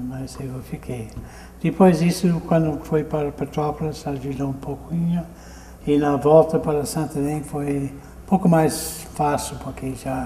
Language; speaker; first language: Portuguese; non-native, fluent; English